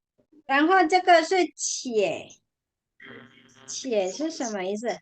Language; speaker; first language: Chinese; non-native, fluent; Indonesian